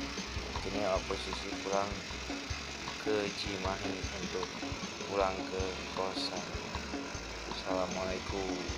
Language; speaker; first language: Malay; non-native, local second language; Minangkabau